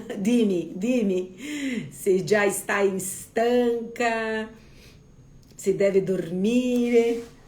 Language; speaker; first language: Italian; non-native, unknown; Portuguese